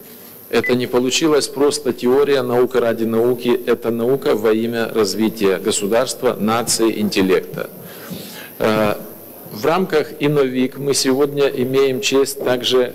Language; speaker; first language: Russian; native; Russian